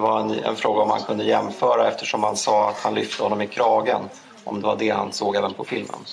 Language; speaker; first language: Swedish; native; Swedish